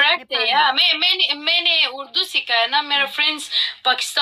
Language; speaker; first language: Hindi; non-native, fluent; Pashto